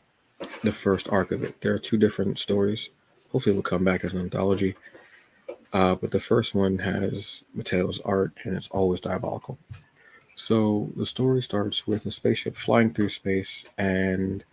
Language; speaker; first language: English; native; English